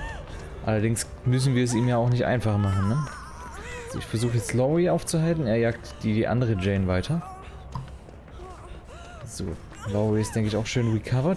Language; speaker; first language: German; native; German